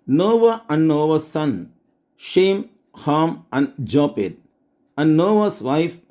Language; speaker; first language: English; non-native, local second language; Tamil